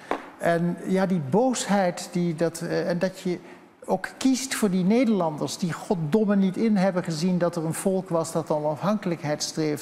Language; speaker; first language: Dutch; native; Dutch